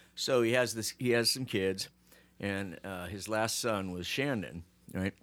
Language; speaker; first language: English; native; English